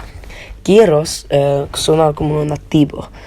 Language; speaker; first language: Spanish; non-native, learner; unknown